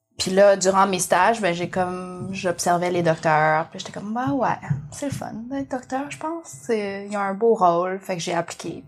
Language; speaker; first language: French; early bilingual, other home language; Vietnamese